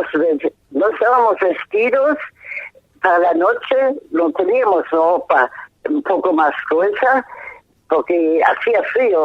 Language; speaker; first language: Spanish; non-native, fluent; German